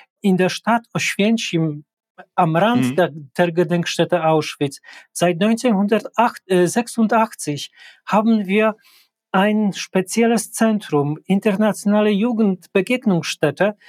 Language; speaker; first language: German; non-native, fluent; Polish